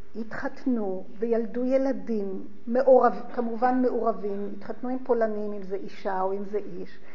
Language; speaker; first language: Hebrew; early bilingual, other home language; Polish